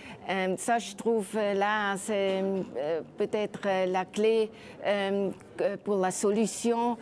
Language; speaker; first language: French; non-native, local second language; German